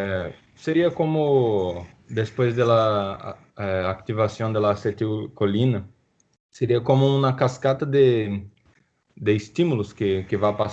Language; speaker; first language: Spanish; non-native, learner; Portuguese